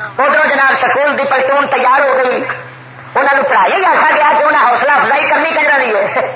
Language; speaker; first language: Urdu; non-native, local second language; Punjabi